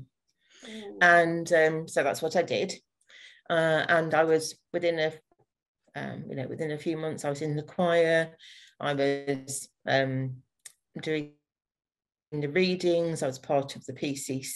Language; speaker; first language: English; native; English